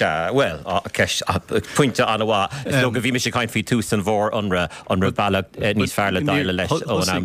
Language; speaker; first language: Irish; native; Irish